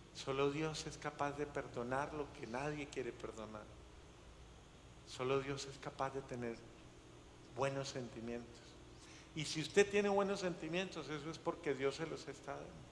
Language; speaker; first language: Spanish; native; Spanish